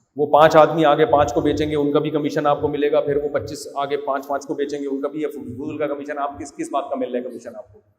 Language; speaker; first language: Urdu; native; Urdu